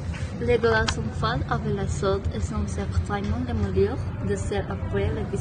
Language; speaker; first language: French; non-native, learner; Spanish